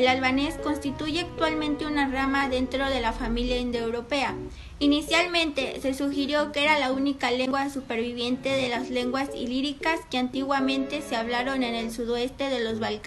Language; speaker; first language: Spanish; native; Spanish